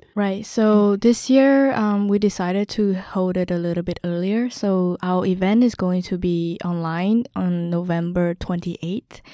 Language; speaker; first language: English; non-native, fluent; Vietnamese